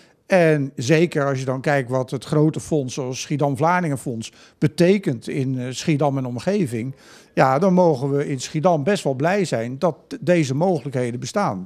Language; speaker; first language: Dutch; native; Dutch